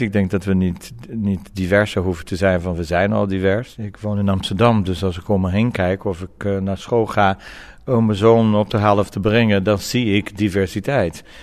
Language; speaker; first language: Dutch; non-native, fluent; Portuguese